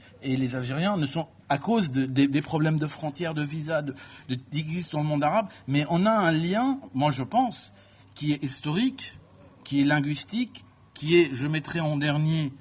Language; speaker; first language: French; non-native, local second language; Arabic